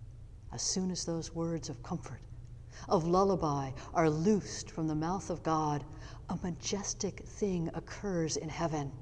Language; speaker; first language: English; native; English